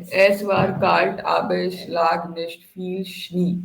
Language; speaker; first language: German; non-native, learner; Hindi